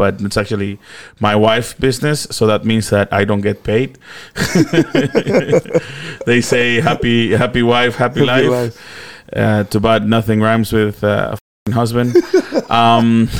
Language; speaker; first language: English; non-native, fluent; Spanish